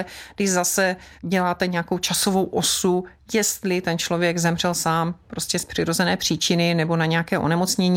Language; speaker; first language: Czech; native; Czech